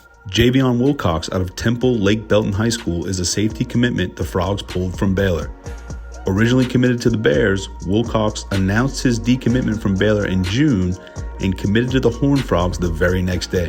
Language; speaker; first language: English; native; English